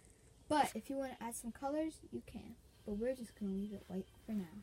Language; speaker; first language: English; native; English